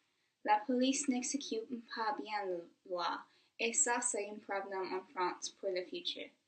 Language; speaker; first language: French; non-native, fluent; English